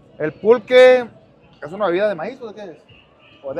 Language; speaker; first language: Spanish; native; Spanish